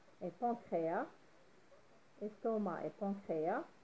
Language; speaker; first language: French; non-native, local second language; Arabic